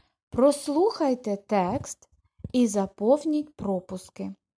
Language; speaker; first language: Ukrainian; native; Ukrainian